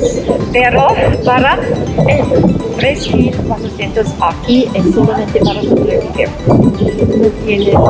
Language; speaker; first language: Spanish; non-native, learner; Italian